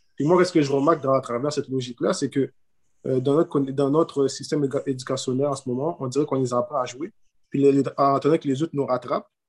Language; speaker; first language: French; early bilingual, other home language; Haitian Creole